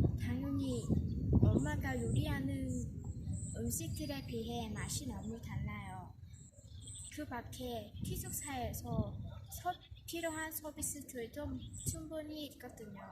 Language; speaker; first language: Korean; non-native, learner; Vietnamese